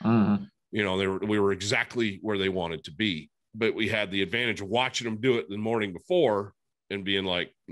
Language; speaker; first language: English; native; English